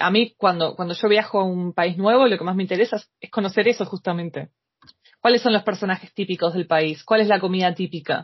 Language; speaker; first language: Spanish; native; Spanish